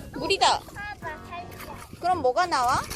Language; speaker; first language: Korean; native; Korean